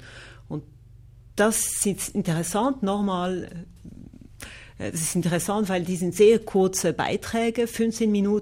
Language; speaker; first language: German; non-native, local second language; French